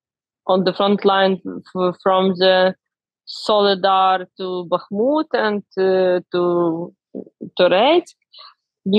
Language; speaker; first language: English; non-native, learner; Ukrainian